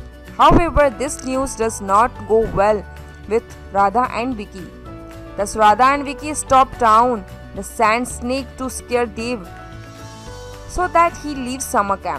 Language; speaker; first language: English; non-native, local second language; Hindi